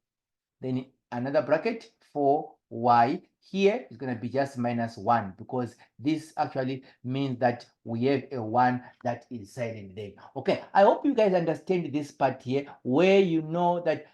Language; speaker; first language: English; non-native, local second language; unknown